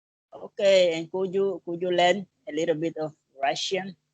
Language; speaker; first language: English; non-native, learner; Portuguese